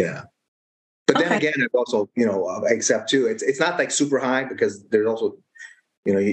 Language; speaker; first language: English; native; English